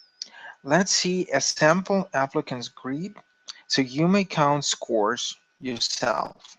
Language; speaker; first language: English; non-native, fluent; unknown